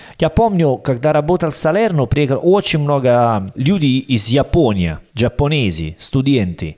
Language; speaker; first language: Russian; non-native, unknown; Italian